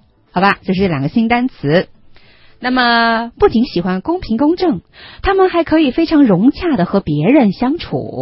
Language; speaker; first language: Chinese; native; Chinese